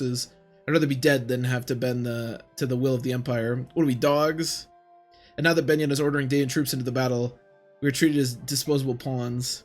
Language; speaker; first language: English; native; English